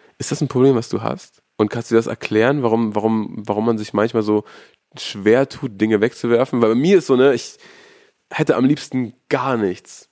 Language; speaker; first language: German; native; German